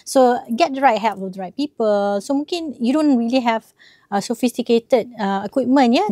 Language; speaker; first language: English; non-native, local second language; Malay